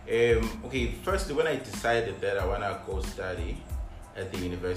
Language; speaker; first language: English; non-native, local second language; Zulu